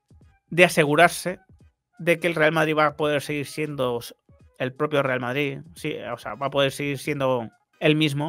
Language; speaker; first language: Spanish; native; Spanish